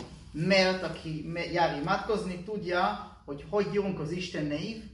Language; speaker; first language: Hungarian; non-native, learner; Hebrew